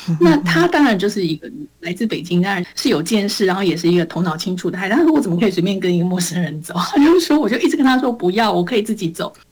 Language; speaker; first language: Chinese; native; Chinese